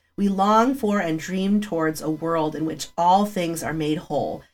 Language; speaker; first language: English; early bilingual, other home language; Spanish